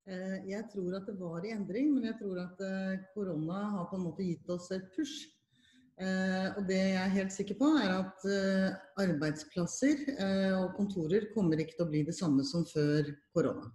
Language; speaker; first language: Norwegian; native; Norwegian